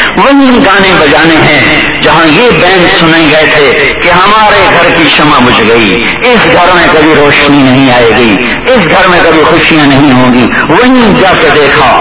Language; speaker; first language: Urdu; non-native, local second language; Punjabi